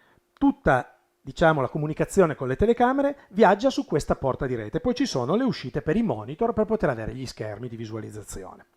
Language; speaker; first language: Italian; native; Italian